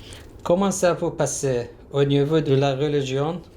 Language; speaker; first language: French; non-native, learner; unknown